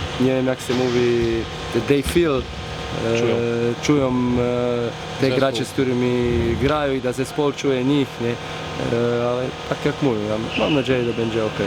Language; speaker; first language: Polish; non-native, learner; Croatian